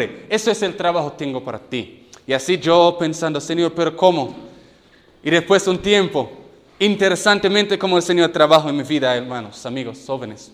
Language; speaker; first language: Spanish; non-native, learner; English